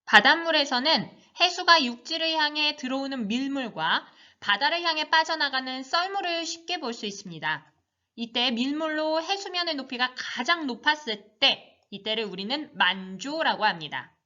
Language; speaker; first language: Korean; native; Korean